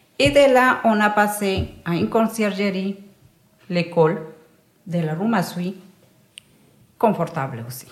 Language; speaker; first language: French; non-native, learner; Spanish